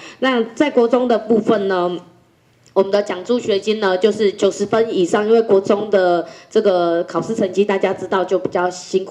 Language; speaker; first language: Chinese; native; Chinese